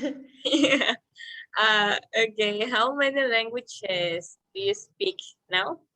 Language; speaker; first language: English; non-native, learner; Spanish